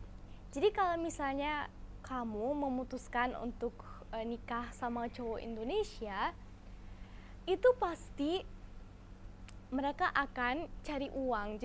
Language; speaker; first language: Indonesian; non-native, fluent; German